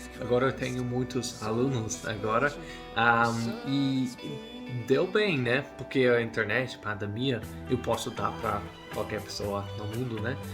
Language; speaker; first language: Portuguese; non-native, learner; English